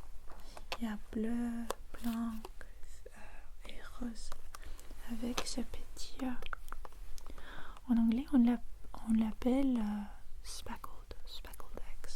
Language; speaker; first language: French; non-native, fluent; English